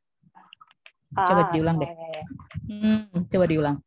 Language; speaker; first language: Indonesian; native; Indonesian